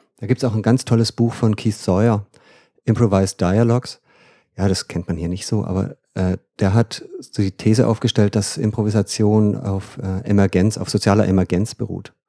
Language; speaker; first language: German; native; German